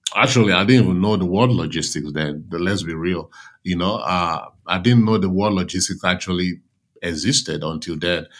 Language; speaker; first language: English; non-native, local second language; Yoruba